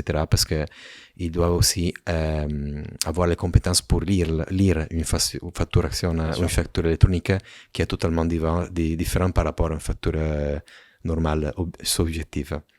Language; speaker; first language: French; non-native, fluent; Italian